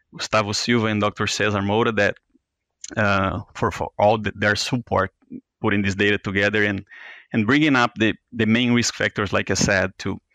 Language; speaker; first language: English; non-native, fluent; Portuguese